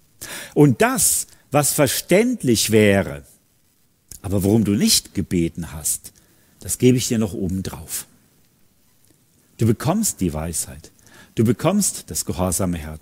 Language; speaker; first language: German; native; German